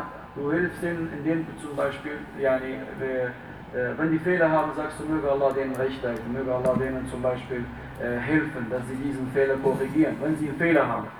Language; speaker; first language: German; non-native, fluent; Arabic